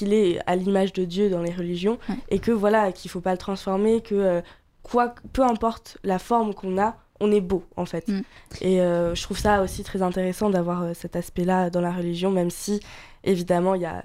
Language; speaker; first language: French; native; French